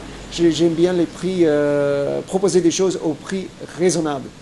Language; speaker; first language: French; non-native, fluent; English